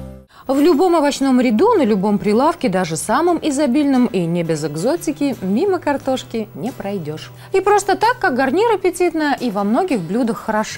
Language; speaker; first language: Russian; native; Russian